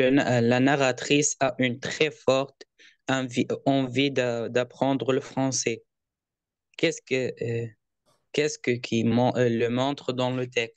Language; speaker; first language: French; non-native, learner; Arabic